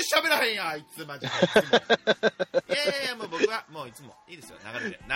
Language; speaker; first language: Japanese; native; Japanese